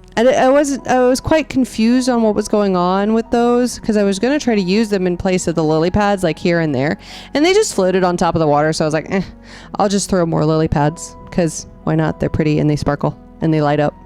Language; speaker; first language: English; native; English